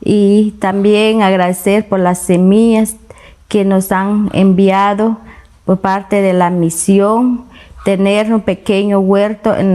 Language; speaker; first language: Spanish; non-native, local second language; Kaqchikel